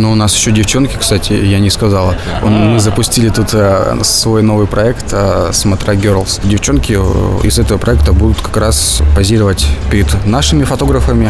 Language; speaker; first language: Russian; native; Russian